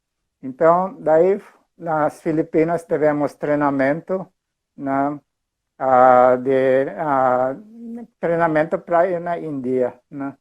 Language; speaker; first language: Portuguese; non-native, fluent; Filipino